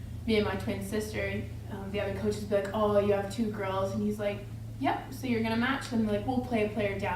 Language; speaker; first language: English; native; English